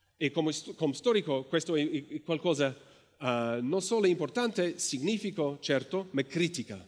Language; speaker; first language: Italian; non-native, learner; English